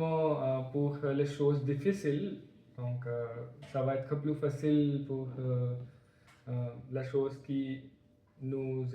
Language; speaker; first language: French; non-native, learner; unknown